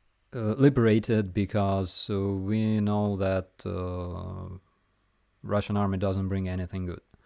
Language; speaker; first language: English; non-native, fluent; Ukrainian